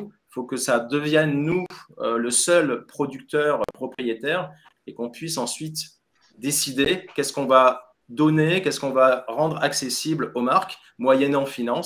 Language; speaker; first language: French; native; French